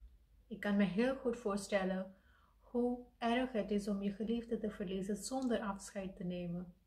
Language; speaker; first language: Dutch; non-native, fluent; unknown